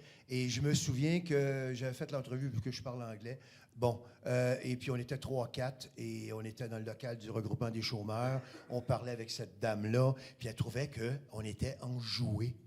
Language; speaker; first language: French; native; French